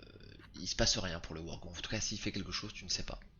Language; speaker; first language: French; native; French